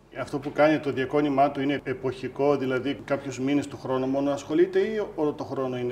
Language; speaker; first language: Greek; native; Greek